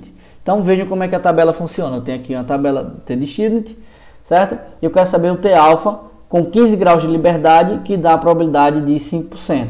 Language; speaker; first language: Portuguese; native; Portuguese